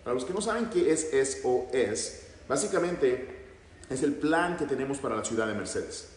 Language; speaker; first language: Spanish; early bilingual, heritage; Spanish